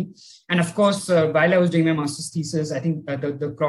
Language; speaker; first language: English; non-native, local second language; Hindi